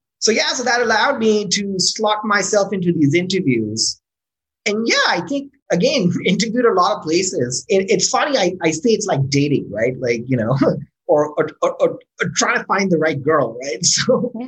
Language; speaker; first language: English; non-native, local second language; Urdu